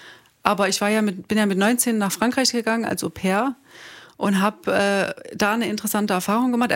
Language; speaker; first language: German; native; German